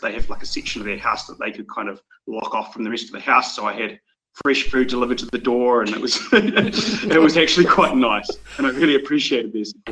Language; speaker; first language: English; native; English